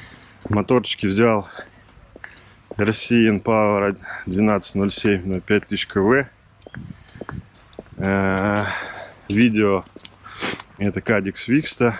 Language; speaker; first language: Russian; native; Russian